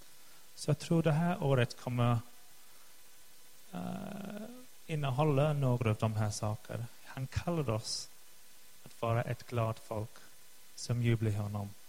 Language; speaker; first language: Swedish; non-native, fluent; English